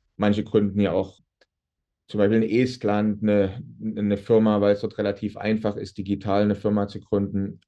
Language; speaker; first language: German; native; German